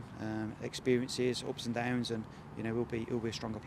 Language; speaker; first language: English; native; English